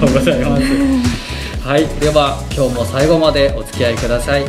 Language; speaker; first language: Japanese; native; Japanese